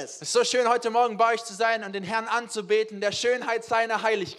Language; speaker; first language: German; native; German